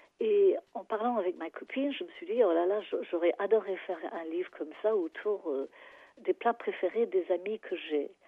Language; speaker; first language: French; non-native, fluent; English